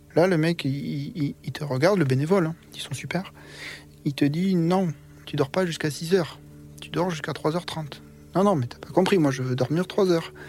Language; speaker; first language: French; native; French